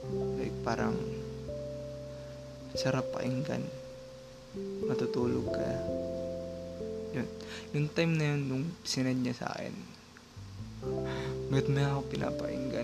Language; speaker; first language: English; non-native, local second language; Filipino